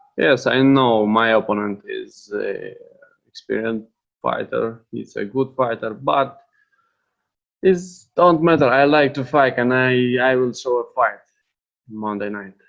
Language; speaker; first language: English; non-native, learner; Romanian